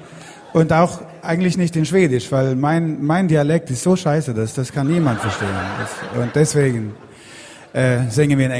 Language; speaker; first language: German; non-native, learner; Swedish